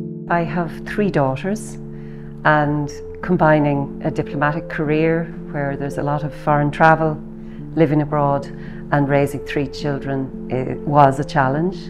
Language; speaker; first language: English; native; English